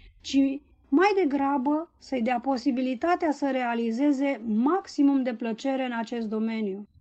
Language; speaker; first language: Romanian; native; Romanian